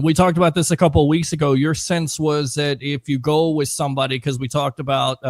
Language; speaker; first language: English; native; English